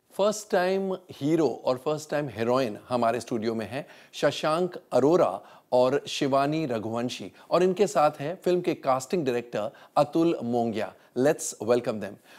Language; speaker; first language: Hindi; native; Hindi